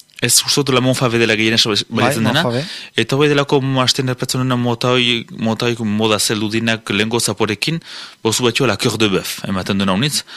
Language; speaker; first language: Basque; native; Basque